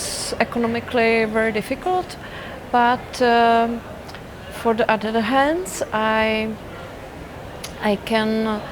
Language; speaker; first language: English; non-native, fluent; Czech